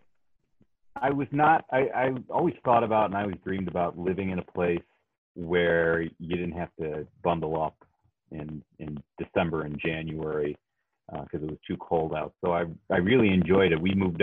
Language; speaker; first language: English; native; English